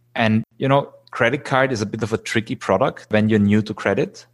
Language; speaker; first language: English; non-native, fluent; German